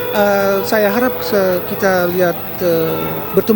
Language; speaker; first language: Indonesian; early bilingual, heritage; Indonesian